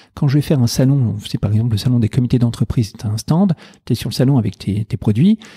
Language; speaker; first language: French; native; French